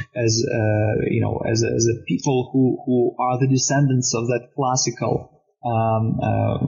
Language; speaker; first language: English; non-native, fluent; Romanian